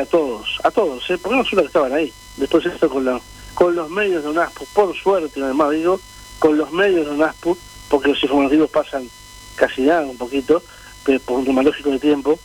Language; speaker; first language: Spanish; native; Spanish